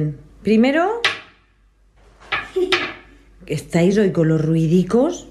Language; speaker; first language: Spanish; native; Spanish